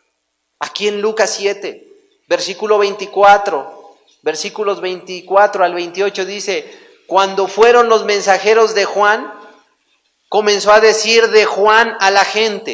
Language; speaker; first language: Spanish; native; Spanish